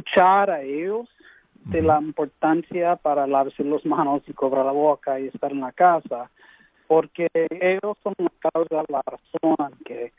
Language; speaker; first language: Spanish; early bilingual, heritage; English